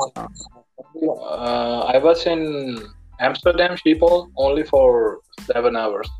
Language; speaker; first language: English; non-native, local second language; Punjabi